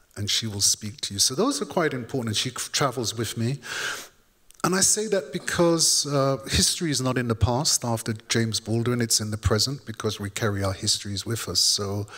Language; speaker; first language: English; native; English